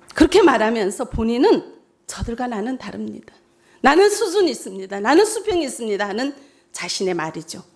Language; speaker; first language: Korean; native; Korean